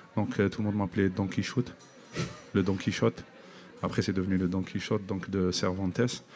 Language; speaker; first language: French; non-native, local second language; Kabyle